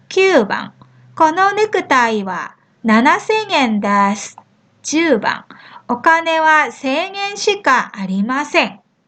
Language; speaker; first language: Japanese; non-native, fluent; Korean